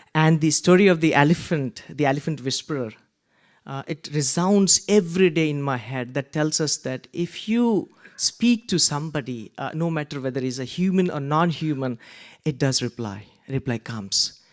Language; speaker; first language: English; non-native, local second language; Gujarati